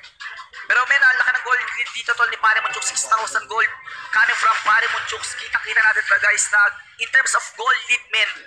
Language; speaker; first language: Filipino; native; Filipino